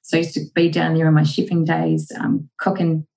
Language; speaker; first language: English; native; English